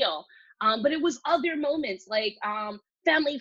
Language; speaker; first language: English; early bilingual, other home language; Cantonese